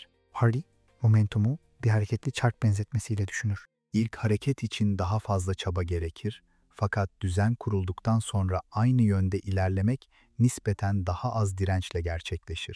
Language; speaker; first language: Turkish; native; Turkish